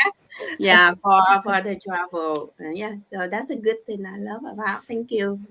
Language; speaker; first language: English; non-native, learner; Vietnamese